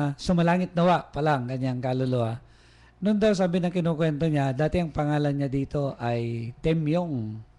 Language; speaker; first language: Filipino; non-native, local second language; Iloko